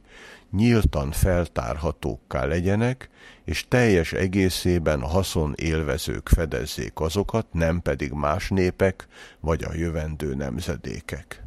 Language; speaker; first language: Hungarian; native; Hungarian